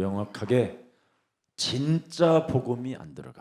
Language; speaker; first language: Korean; native; Korean